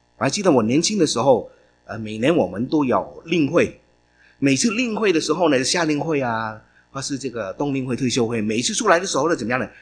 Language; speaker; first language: Chinese; non-native, local second language; Cantonese